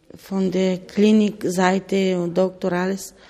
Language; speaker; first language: German; non-native, learner; Bulgarian